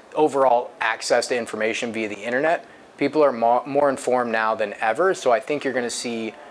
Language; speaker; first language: English; native; English